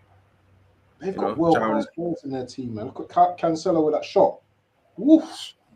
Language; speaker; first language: English; native; English